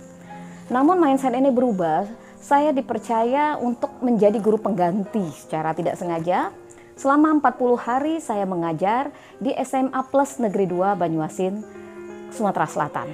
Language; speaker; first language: Indonesian; native; Indonesian